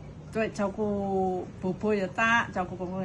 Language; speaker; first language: Cantonese; non-native, learner; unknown